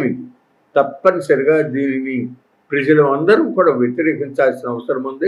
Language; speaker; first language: Telugu; native; Telugu